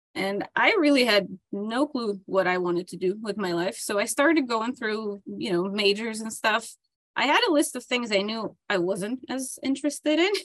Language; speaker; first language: English; non-native, fluent; Ukrainian